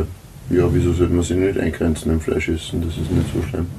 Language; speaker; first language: German; native; German